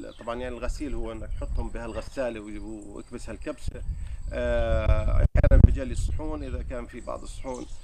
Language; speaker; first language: Arabic; native; Arabic